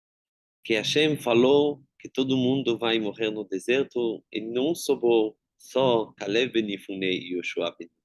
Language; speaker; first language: Portuguese; non-native, fluent; Hebrew